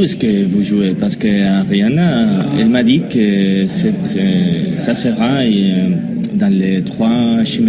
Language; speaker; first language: French; non-native, learner; Spanish